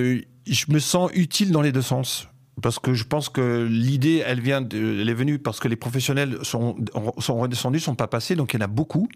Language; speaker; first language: French; native; French